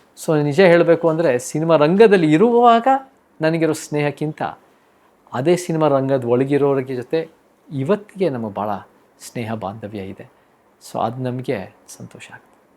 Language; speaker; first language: Kannada; early bilingual, heritage; Kannada